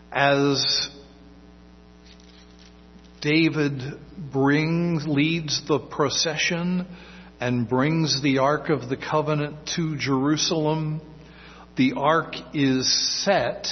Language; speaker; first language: English; native; English